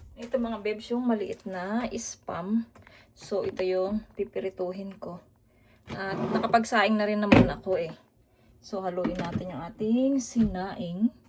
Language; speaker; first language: Filipino; non-native, local second language; Pampanga